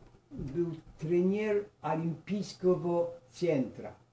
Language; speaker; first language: Russian; non-native, learner; Polish